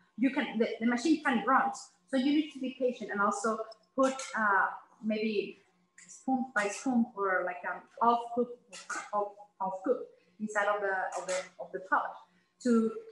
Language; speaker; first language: English; non-native, learner; Spanish